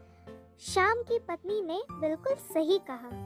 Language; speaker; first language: Hindi; native; Hindi